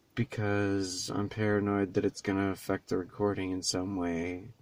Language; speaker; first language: English; native; English